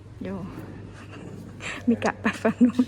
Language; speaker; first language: Finnish; non-native, learner; Thai